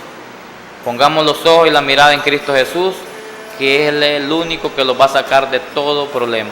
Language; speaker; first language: Spanish; native; Spanish